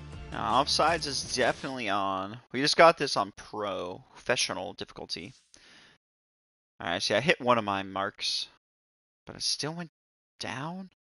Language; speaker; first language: English; native; English